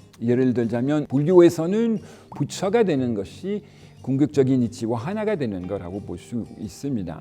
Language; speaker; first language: Korean; non-native, fluent; French